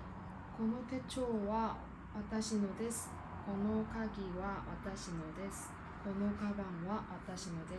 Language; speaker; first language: Japanese; non-native, learner; Korean